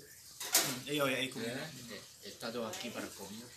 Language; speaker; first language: Spanish; non-native, learner; Indonesian